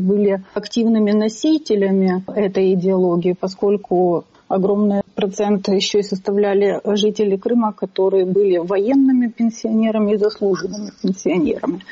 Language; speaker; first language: Russian; native; Russian